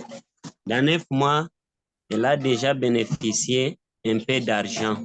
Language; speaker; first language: French; non-native, local second language; Swahili